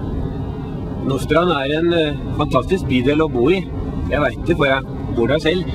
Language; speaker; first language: Norwegian; native; Norwegian